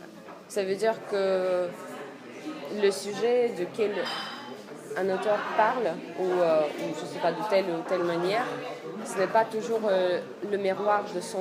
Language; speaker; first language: French; non-native, fluent; Russian